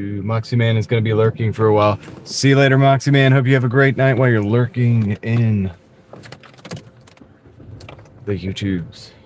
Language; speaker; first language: English; native; English